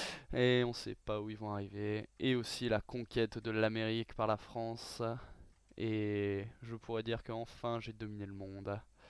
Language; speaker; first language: French; native; French